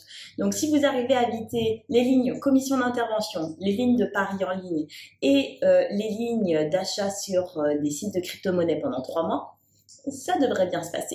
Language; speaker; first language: French; native; French